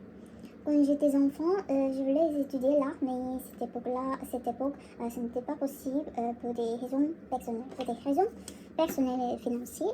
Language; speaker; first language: French; non-native, learner; Korean